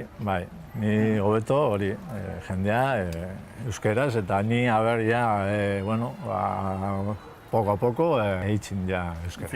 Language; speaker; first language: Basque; non-native, local second language; Spanish